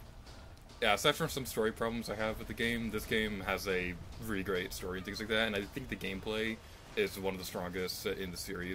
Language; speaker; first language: English; native; English